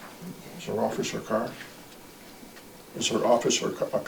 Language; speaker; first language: English; native; English